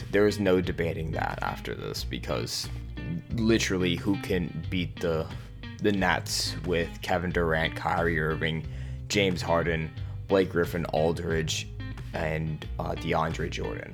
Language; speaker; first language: English; native; English